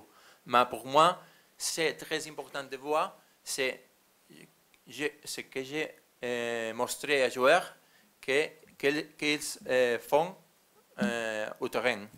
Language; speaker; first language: French; non-native, learner; Spanish